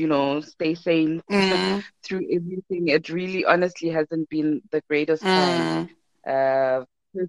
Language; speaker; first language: English; non-native, local second language; Zulu